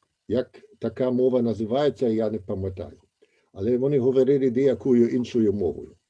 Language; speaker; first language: Ukrainian; non-native, fluent; German